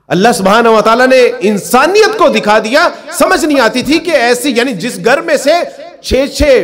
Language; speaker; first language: Urdu; non-native, local second language; Punjabi